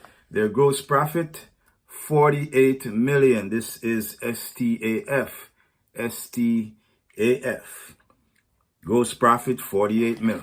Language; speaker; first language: English; native; English